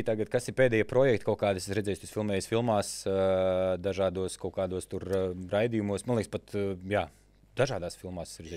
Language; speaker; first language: Latvian; native; Latvian